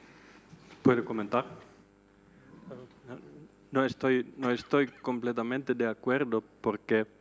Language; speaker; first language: Spanish; non-native, fluent; Swedish